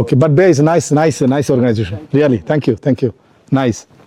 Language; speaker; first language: English; non-native, local second language; Bangla